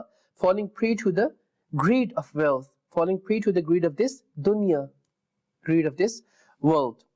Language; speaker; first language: English; non-native, local second language; Urdu